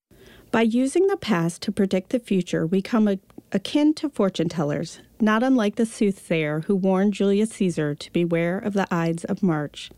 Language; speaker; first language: English; native; English